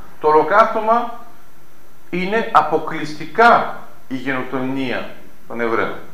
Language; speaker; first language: Greek; early bilingual, heritage; Greek